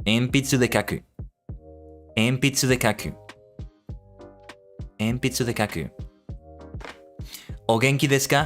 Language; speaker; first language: Japanese; non-native, learner; English